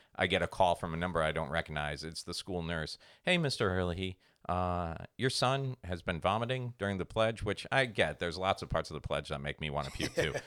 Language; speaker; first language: English; native; English